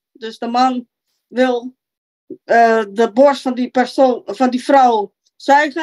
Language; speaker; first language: Dutch; non-native, local second language; Papiamento